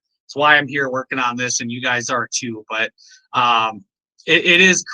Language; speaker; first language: English; native; English